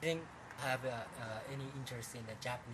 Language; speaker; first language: English; non-native, fluent; Japanese